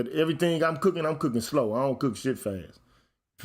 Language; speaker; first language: English; native; English